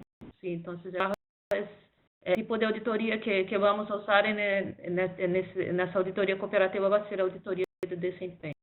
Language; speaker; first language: Spanish; non-native, fluent; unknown